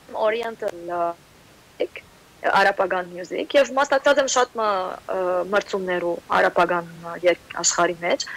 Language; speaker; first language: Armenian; early bilingual, heritage; Armenian